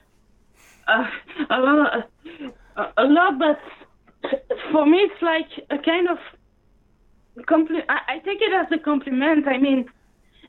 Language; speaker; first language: English; non-native, fluent; French